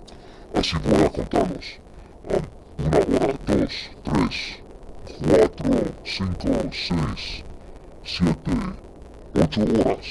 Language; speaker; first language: Spanish; non-native, fluent; English